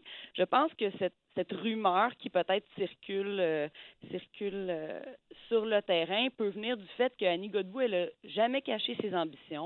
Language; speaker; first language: French; native; French